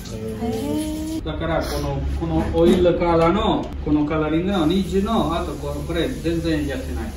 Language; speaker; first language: Japanese; non-native, learner; Italian